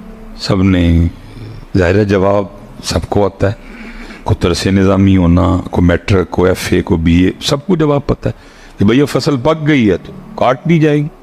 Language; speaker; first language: Hindi; non-native, local second language; Punjabi